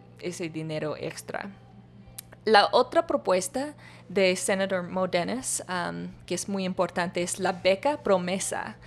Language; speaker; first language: Spanish; non-native, learner; English